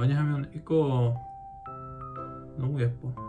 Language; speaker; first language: Korean; non-native, learner; Polish